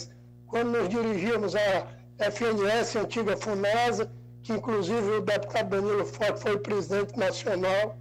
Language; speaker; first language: Portuguese; native; Portuguese